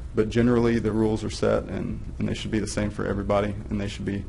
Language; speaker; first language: English; native; English